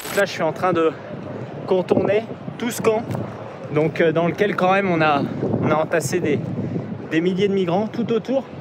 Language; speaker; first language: French; native; French